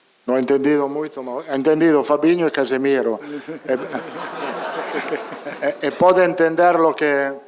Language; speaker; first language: Portuguese; non-native, learner; Italian